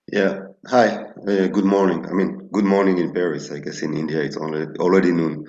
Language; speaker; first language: English; non-native, fluent; Hebrew